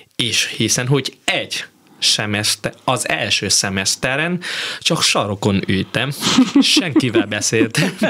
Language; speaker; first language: Hungarian; non-native, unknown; Vietnamese